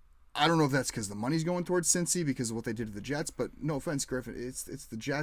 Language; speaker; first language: English; native; English